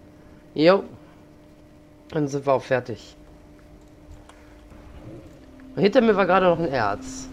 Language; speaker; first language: German; native; German